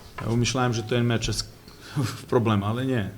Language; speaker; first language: Polish; non-native, fluent; Serbian